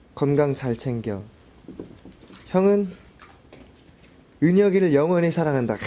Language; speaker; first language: Korean; native; Korean